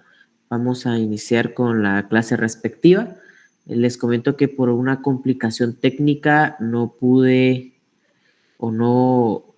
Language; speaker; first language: Spanish; native; Spanish